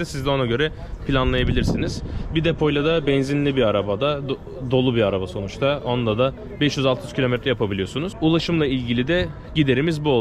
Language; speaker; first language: Turkish; native; Turkish